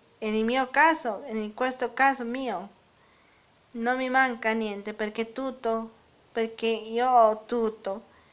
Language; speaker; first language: Italian; non-native, learner; Spanish